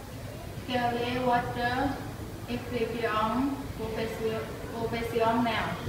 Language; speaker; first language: French; non-native, learner; Thai